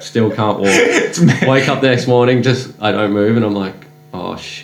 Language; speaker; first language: English; native; English